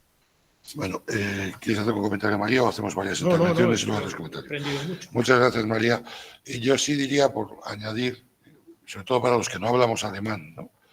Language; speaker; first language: Spanish; native; Spanish